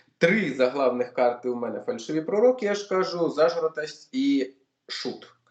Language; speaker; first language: Ukrainian; non-native, local second language; Russian